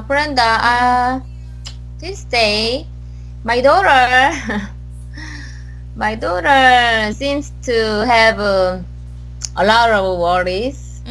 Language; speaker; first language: English; non-native, learner; Korean